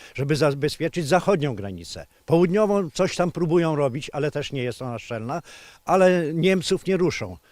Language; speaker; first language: Polish; native; Polish